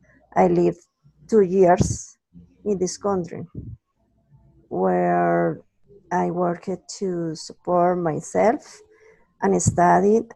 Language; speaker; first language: English; non-native, learner; Spanish